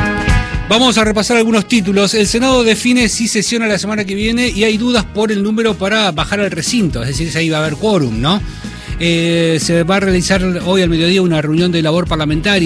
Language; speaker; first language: Spanish; native; Spanish